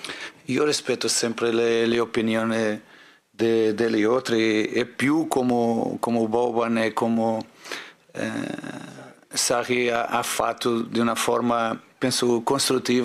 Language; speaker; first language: Italian; non-native, fluent; Portuguese